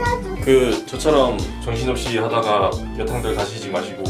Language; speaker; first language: Korean; native; Korean